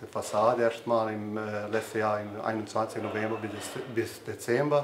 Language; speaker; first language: German; non-native, learner; Croatian